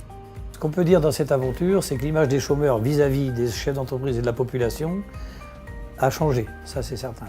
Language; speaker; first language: French; native; French